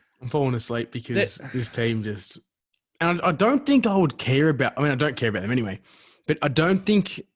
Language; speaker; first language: English; native; English